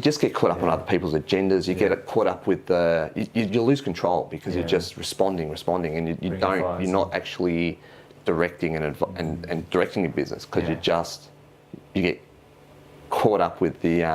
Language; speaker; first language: English; native; English